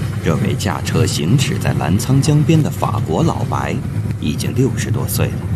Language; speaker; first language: Chinese; native; Chinese